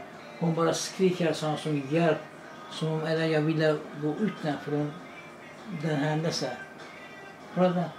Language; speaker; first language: Swedish; non-native, learner; Kurdish